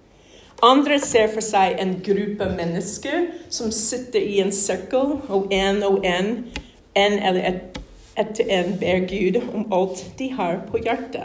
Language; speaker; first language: Norwegian; non-native, fluent; English